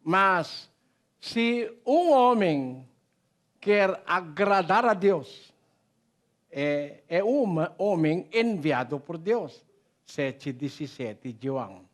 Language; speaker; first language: Portuguese; non-native, learner; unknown